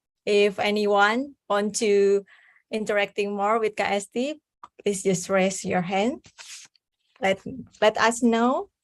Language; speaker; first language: English; non-native, fluent; Indonesian